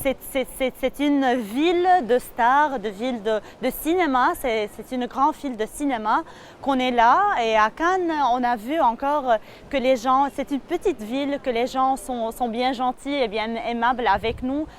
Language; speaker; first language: French; non-native, local second language; Arabic